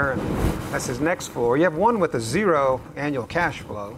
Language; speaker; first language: English; native; English